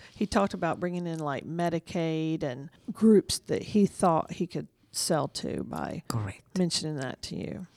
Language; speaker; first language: English; native; English